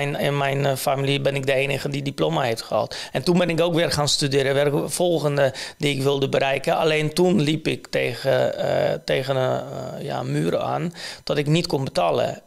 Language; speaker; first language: Dutch; non-native, fluent; Polish